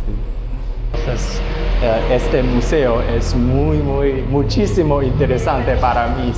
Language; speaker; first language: Spanish; non-native, learner; Chinese